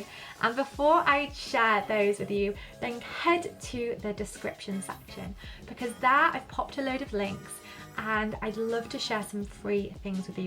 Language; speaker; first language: English; native; English